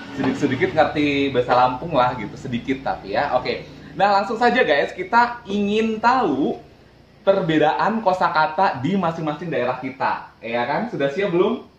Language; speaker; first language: Indonesian; native; Indonesian